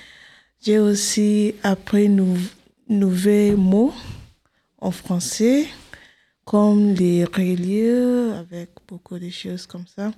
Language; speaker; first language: French; non-native, learner; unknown